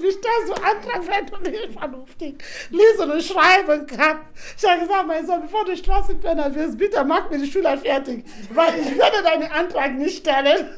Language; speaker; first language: German; non-native, fluent; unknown